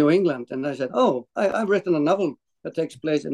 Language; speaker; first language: English; non-native, fluent; Icelandic